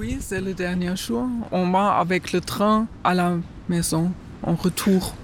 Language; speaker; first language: French; non-native, learner; German